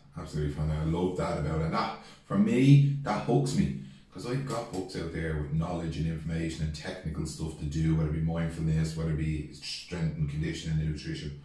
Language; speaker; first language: English; native; English